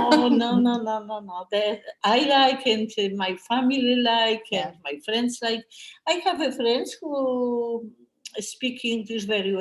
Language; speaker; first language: English; non-native, learner; Polish